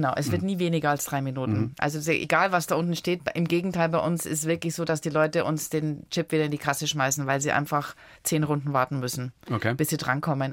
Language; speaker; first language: German; early bilingual, other home language; Italian